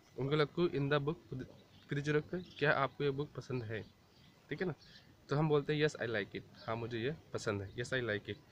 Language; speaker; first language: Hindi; native; Hindi